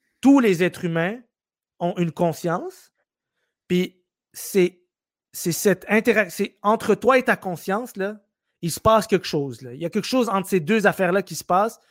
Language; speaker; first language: French; early bilingual, other home language; Arabic